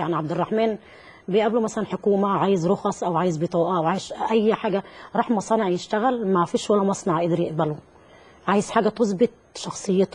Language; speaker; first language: Arabic; native; Arabic